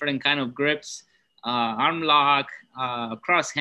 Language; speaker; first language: English; non-native, fluent; Spanish